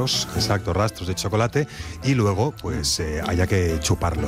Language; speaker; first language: Spanish; native; Spanish